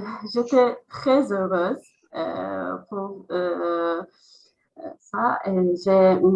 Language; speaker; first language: French; non-native, learner; Azerbaijani